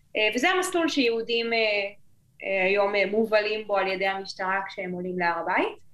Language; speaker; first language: Hebrew; native; Hebrew